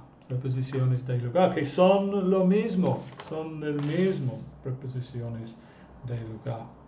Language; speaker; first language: Spanish; non-native, fluent; English